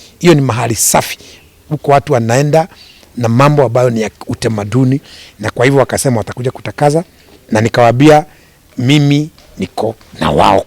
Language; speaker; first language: Swahili; non-native, local second language; Kikuyu